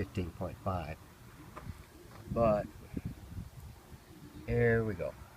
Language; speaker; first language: English; native; English